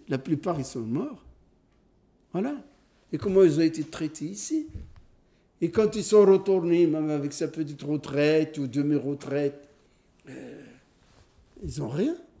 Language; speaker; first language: French; non-native, fluent; Arabic